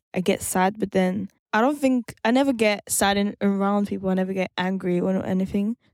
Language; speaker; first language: English; non-native, fluent; French